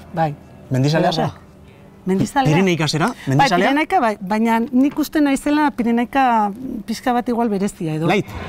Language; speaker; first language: Basque; non-native, local second language; Spanish